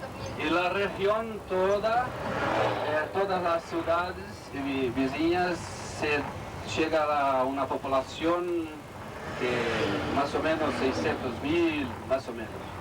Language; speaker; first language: Spanish; non-native, learner; Portuguese